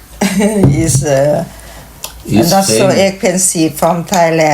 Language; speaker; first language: English; non-native, learner; Thai